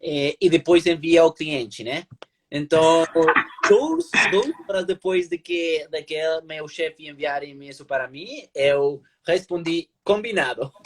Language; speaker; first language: Portuguese; non-native, learner; Spanish